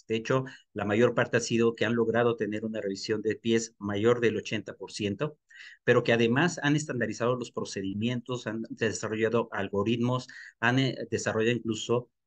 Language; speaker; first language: Spanish; native; Spanish